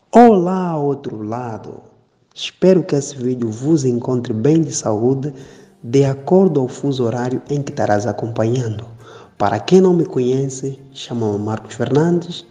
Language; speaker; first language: Portuguese; native; Portuguese